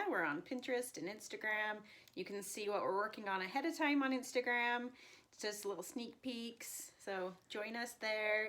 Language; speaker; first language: English; native; English